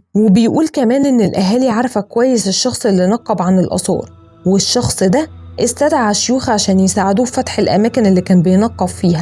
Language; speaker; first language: Arabic; native; Arabic